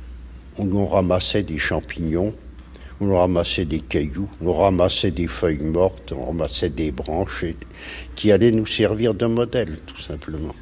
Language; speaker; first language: French; native; French